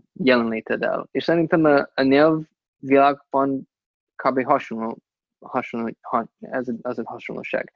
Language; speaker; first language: Hungarian; non-native, fluent; English